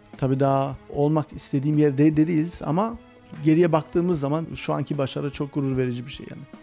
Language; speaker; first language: Turkish; early bilingual, heritage; Turkish